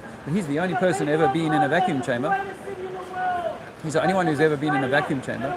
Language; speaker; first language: English; native; English